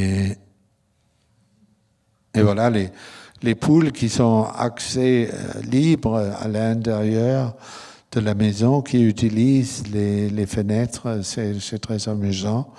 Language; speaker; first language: French; non-native, fluent; German